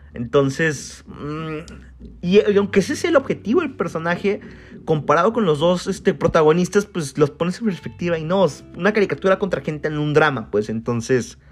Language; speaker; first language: Spanish; native; Spanish